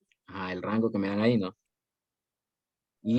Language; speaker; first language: Spanish; native; Spanish